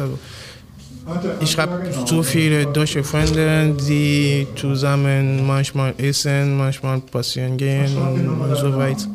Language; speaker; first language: German; non-native, learner; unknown